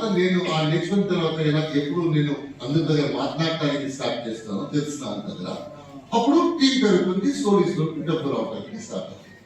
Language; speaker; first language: Telugu; non-native, fluent; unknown